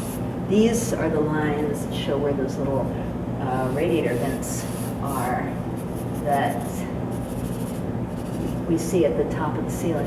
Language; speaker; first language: English; native; English